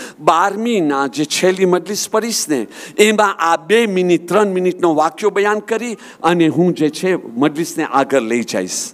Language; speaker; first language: Gujarati; early bilingual, heritage; Gujarati